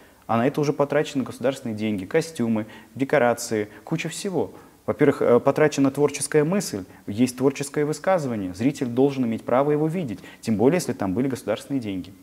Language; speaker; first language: Russian; native; Russian